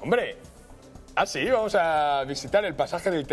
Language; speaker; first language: Spanish; native; Spanish